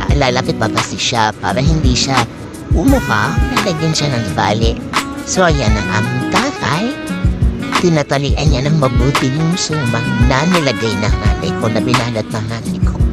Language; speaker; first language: Filipino; native; Filipino